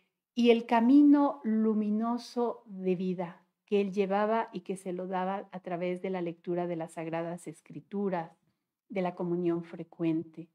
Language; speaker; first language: Spanish; native; Spanish